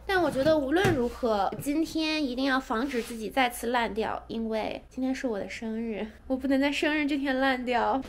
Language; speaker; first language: Chinese; native; Chinese